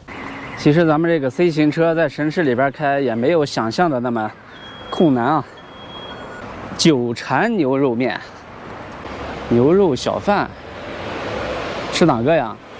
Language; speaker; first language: Chinese; native; Chinese